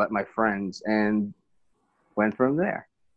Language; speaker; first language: English; non-native, local second language; Filipino